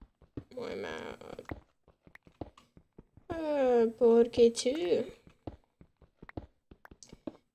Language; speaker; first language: Spanish; non-native, learner; English